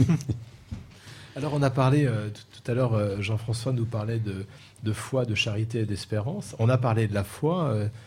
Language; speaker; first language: French; native; French